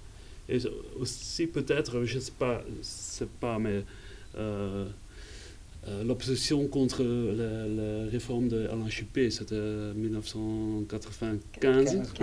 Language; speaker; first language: French; non-native, fluent; Dutch